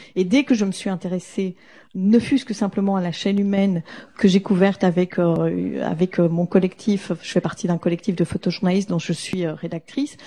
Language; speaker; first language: French; native; French